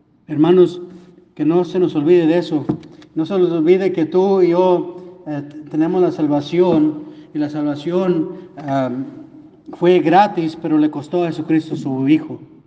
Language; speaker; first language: Spanish; non-native, fluent; English